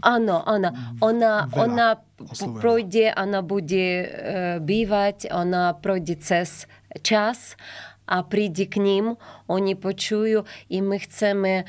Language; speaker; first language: Slovak; non-native, learner; Ukrainian